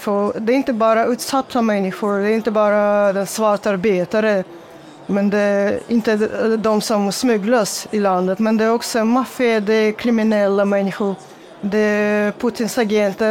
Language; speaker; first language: Swedish; non-native, fluent; Russian